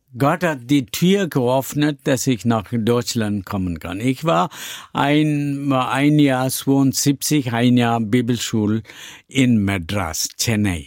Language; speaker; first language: German; non-native, learner; Tamil